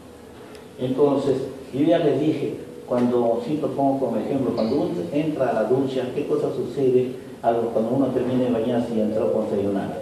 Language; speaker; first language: Spanish; native; Spanish